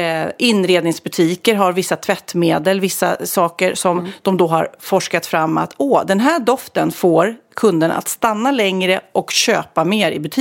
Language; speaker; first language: Swedish; native; Swedish